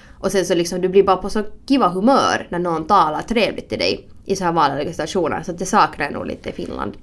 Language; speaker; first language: Swedish; native; Swedish